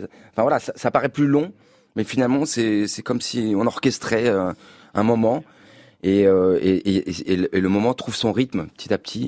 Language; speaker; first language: French; native; French